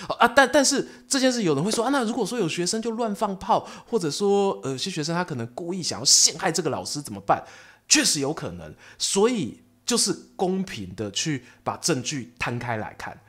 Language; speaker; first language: Chinese; native; Chinese